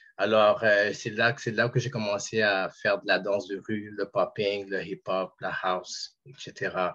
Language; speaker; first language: French; native; French